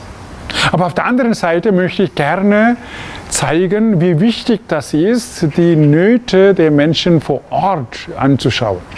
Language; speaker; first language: German; non-native, fluent; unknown